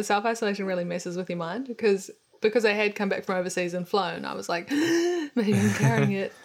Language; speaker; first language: English; native; English